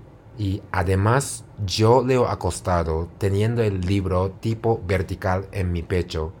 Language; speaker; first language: Spanish; non-native, fluent; Japanese